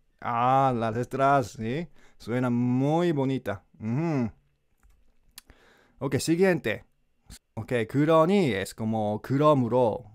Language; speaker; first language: Spanish; non-native, learner; Korean